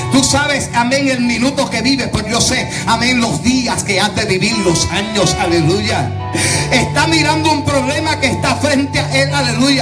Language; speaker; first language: Spanish; native; Spanish